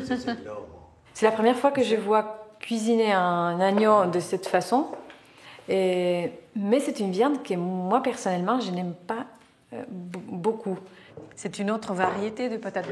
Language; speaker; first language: French; early bilingual, heritage; Spanish